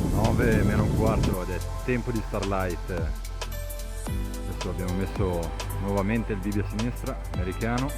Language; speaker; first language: Italian; native; Italian